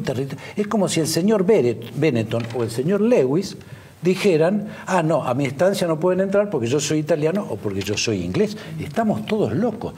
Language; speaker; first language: Spanish; native; Spanish